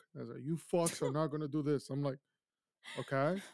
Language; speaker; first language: English; early bilingual, other home language; Spanish